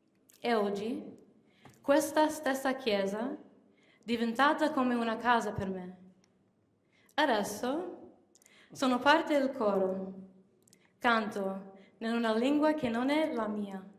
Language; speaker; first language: Italian; non-native, fluent; English